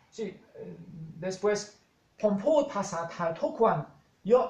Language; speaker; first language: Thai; non-native, fluent; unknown